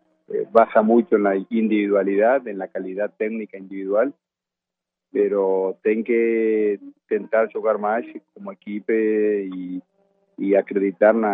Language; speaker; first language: Portuguese; non-native, fluent; Spanish